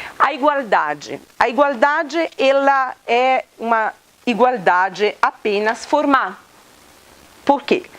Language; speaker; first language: Portuguese; non-native, fluent; Italian